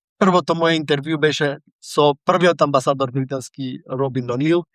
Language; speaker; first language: Macedonian; native; Macedonian